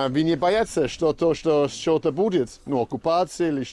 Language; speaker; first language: Russian; non-native, learner; English